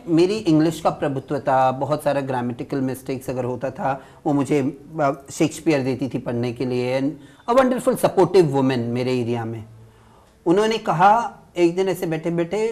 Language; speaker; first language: Hindi; native; Hindi